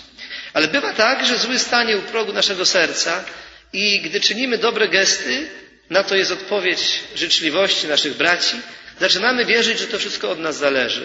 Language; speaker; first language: Polish; native; Polish